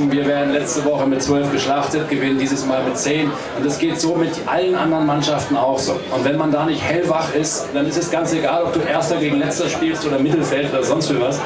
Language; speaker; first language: German; native; German